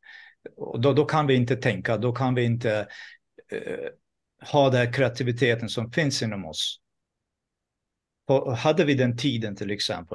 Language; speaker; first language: Swedish; non-native, fluent; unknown